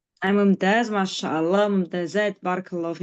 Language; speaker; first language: Arabic; non-native, fluent; Indonesian